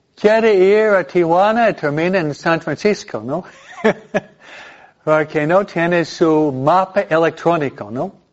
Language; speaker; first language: Spanish; non-native, fluent; English